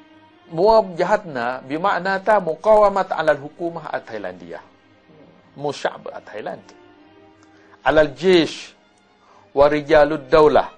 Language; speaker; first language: Arabic; non-native, learner; Malay